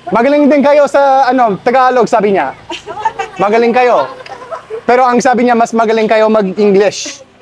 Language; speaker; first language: Filipino; non-native, fluent; English